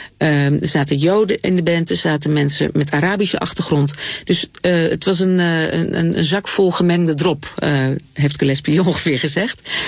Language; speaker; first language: Dutch; native; Dutch